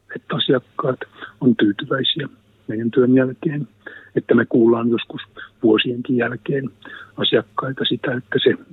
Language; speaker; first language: Finnish; native; Finnish